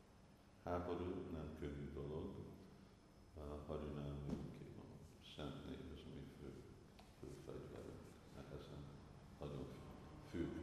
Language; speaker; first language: Hungarian; non-native, fluent; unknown